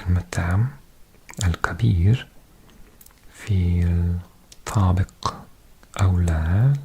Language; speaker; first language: Arabic; non-native, learner; English